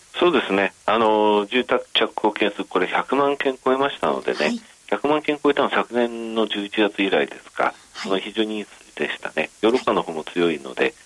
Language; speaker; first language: Japanese; native; Japanese